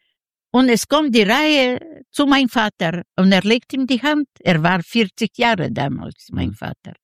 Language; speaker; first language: German; non-native, fluent; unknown